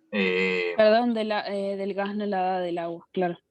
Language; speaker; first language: Spanish; native; Spanish